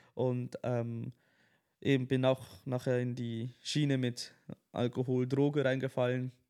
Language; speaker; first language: German; early bilingual, other home language; Tamil